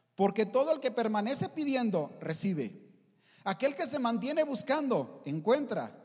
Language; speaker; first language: Spanish; native; Spanish